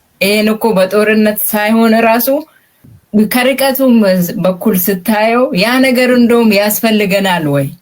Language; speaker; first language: Amharic; non-native, local second language; Oromo